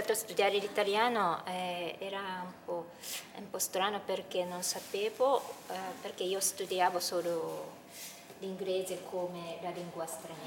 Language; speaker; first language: Italian; non-native, fluent; Japanese